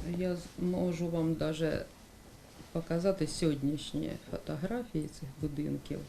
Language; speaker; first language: Ukrainian; non-native, local second language; Russian